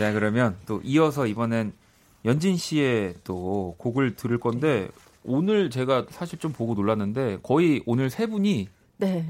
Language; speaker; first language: Korean; native; Korean